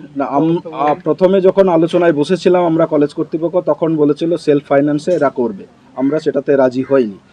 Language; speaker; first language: Bangla; non-native, local second language; Santali